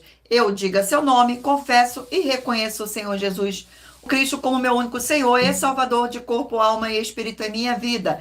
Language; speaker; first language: Portuguese; native; Portuguese